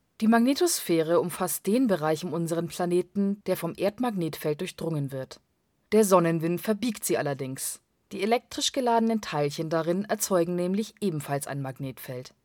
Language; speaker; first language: German; native; German